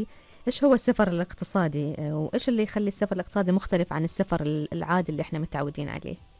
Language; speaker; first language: Arabic; native; Arabic